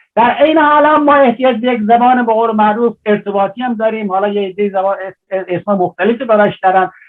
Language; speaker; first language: Persian; non-native, local second language; Baluchi